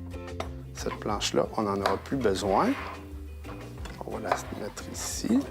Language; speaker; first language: French; native; French